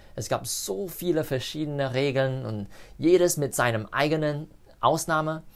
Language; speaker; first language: English; non-native, local second language; Cantonese